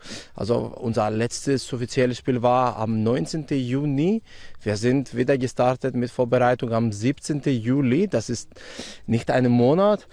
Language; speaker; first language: German; non-native, fluent; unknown